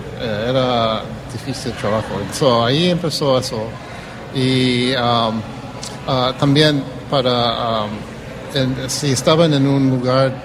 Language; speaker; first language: Spanish; early bilingual, heritage; English